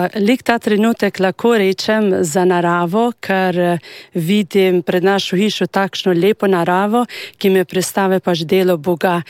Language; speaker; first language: Slovenian; non-native, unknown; Albanian